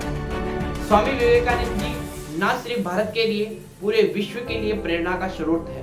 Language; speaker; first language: Hindi; native; Hindi